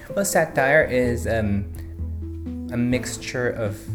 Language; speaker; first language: English; non-native, local second language; Filipino